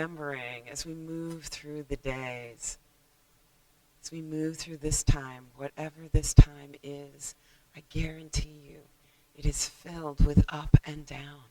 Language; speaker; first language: English; native; English